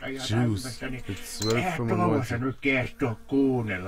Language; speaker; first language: German; native; German